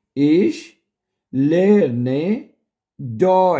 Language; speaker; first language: German; non-native, local second language; Urdu